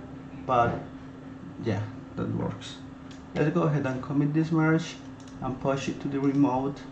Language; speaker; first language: English; non-native, fluent; Spanish